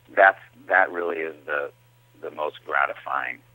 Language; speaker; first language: English; native; English